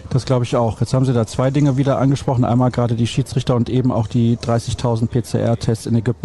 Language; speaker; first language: German; native; German